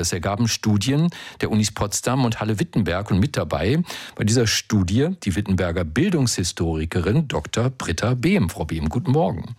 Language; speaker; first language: German; native; German